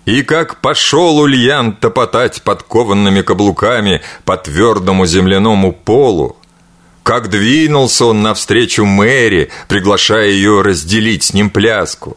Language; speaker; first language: Russian; native; Russian